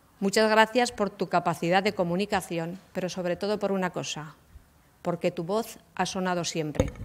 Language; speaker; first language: Spanish; native; Spanish